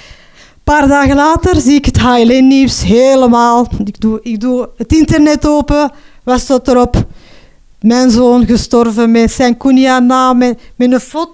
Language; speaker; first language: Dutch; non-native, local second language; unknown